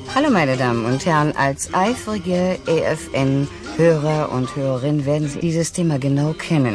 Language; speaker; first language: German; native; German